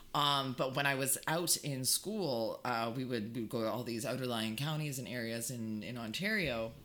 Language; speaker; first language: English; native; English